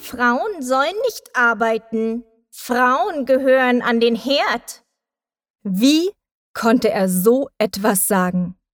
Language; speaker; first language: German; native; German